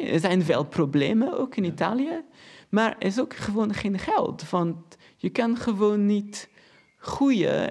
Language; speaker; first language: Dutch; non-native, fluent; Portuguese